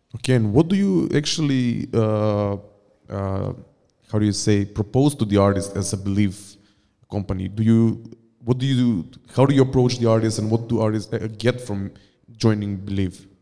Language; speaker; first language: English; non-native, fluent; Macedonian